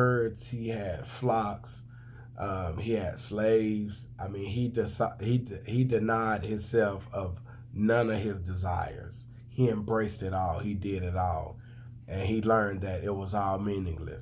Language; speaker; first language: English; native; English